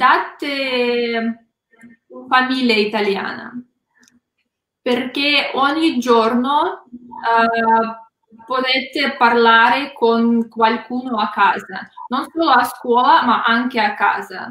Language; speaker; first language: Italian; non-native, learner; Russian